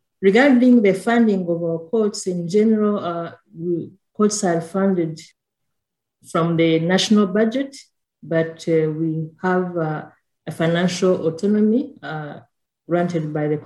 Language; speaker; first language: English; non-native, local second language; Kinyarwanda